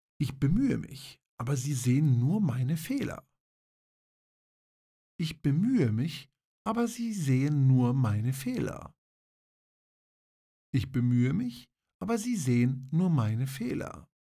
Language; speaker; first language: German; non-native, fluent; Polish